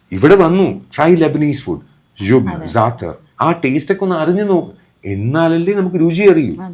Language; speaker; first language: Malayalam; native; Malayalam